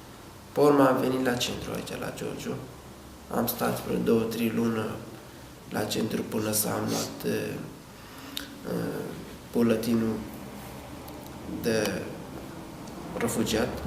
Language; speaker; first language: Romanian; non-native, learner; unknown